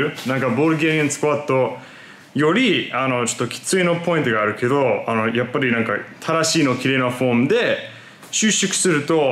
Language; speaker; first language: Japanese; non-native, fluent; English